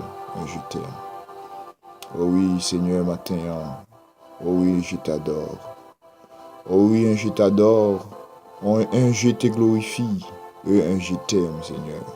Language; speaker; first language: French; non-native, local second language; Haitian Creole